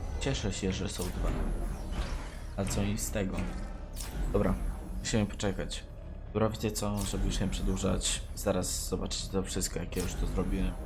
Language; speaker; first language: Polish; native; Polish